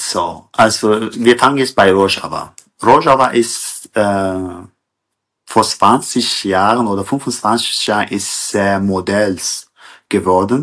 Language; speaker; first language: German; non-native, fluent; Kurdish